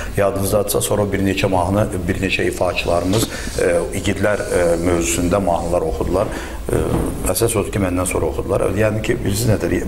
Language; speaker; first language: Azerbaijani; early bilingual, heritage; Azerbaijani